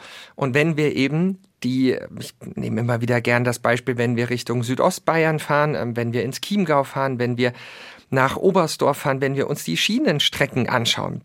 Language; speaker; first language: German; native; German